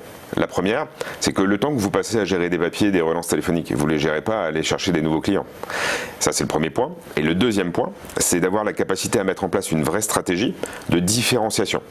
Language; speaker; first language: French; native; French